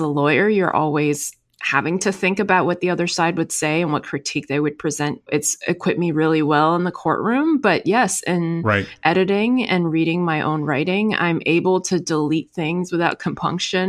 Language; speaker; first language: English; early bilingual, other home language; Chinese